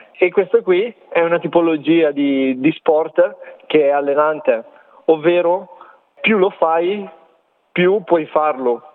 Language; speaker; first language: Italian; native; Italian